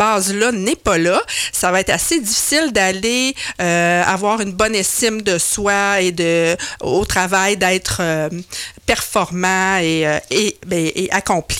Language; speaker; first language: French; native; French